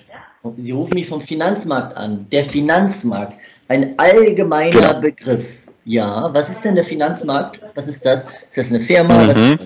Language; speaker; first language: German; native; German